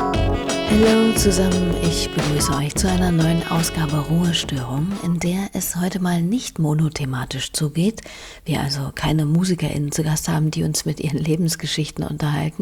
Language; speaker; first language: German; native; German